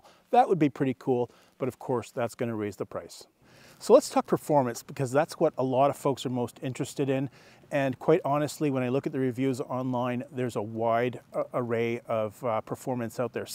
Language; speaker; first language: English; native; English